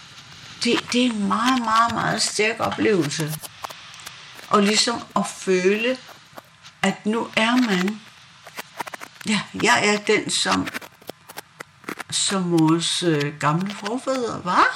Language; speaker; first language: Danish; non-native, local second language; Kalaallisut